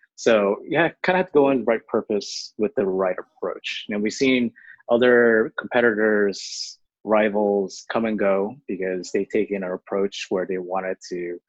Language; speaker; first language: English; early bilingual, other home language; Chinese